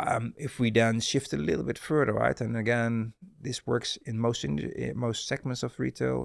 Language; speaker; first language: English; non-native, fluent; Dutch